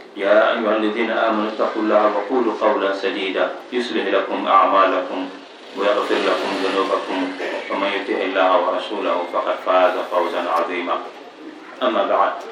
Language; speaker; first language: Arabic; non-native, fluent; Mossi